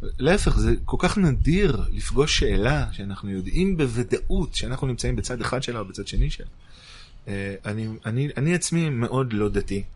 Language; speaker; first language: Hebrew; native; Hebrew